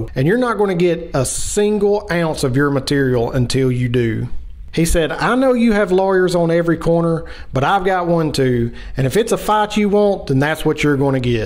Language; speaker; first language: English; native; English